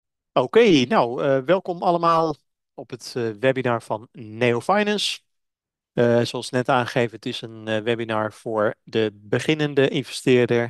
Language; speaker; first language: Dutch; native; Dutch